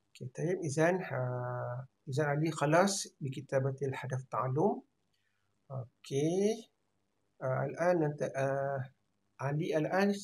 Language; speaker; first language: Arabic; non-native, fluent; Malay